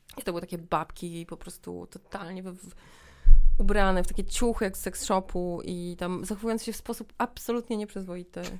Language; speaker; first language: Polish; native; Polish